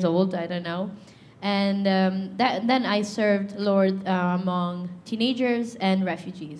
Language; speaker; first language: English; non-native, fluent; Italian